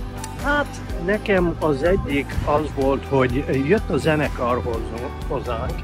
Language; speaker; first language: Hungarian; early bilingual, heritage; Hungarian